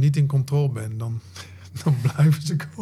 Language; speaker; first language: Dutch; native; Dutch